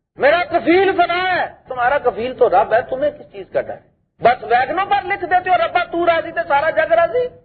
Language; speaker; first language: Urdu; non-native, local second language; Punjabi